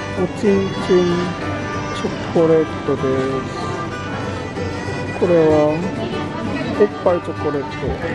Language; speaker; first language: Japanese; non-native, fluent; Korean